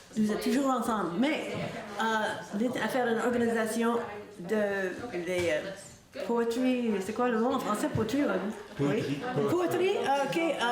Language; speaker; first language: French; non-native, learner; English